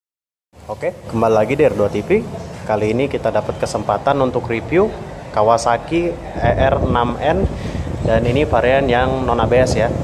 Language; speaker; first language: Indonesian; native; Indonesian